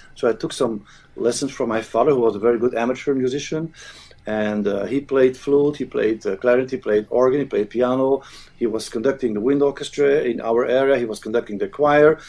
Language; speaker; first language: English; non-native, fluent; Dutch